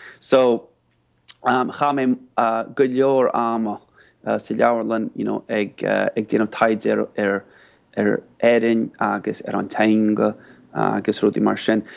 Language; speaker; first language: Irish; non-native, fluent; English